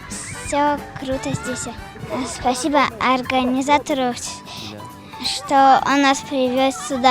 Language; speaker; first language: Russian; non-native, learner; Tajik